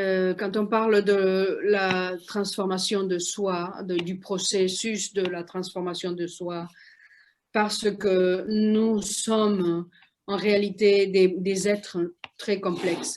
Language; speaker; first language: French; non-native, fluent; Spanish